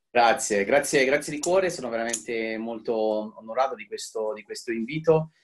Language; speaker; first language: Italian; early bilingual, heritage; Italian